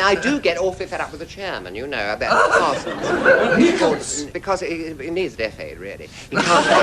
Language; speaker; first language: English; native; English